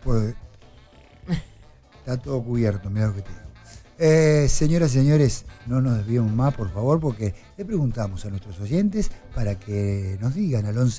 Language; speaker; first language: Spanish; native; Spanish